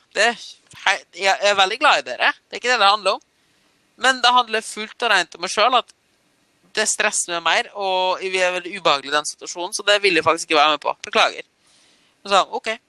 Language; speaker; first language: Norwegian; early bilingual, other home language; German